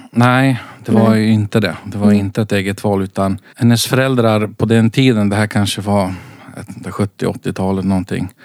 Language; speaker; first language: Swedish; early bilingual, other home language; Central Kurdish